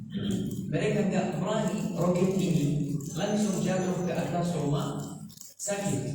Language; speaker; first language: Indonesian; non-native, fluent; Arabic